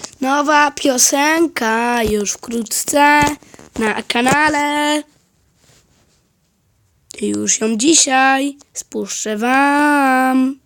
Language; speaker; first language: Polish; native; Polish